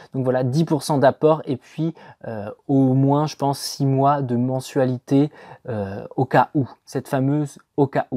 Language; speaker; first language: French; native; French